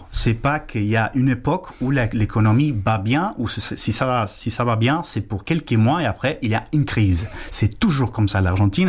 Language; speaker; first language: French; non-native, fluent; Spanish